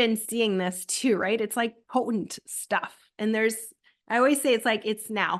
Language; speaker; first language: English; native; English